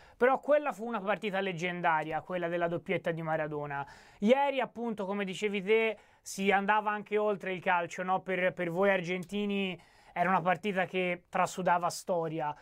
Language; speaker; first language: Italian; native; Italian